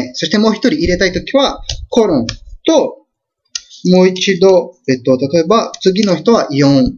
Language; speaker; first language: Japanese; non-native, fluent; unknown